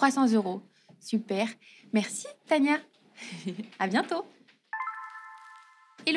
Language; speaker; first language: French; native; French